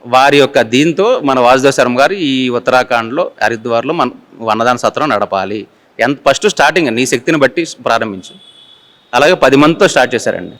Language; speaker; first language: Telugu; native; Telugu